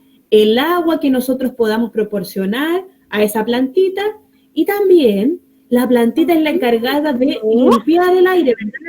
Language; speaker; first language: Spanish; native; Spanish